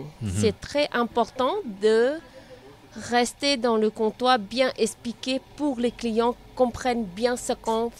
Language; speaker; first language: French; non-native, learner; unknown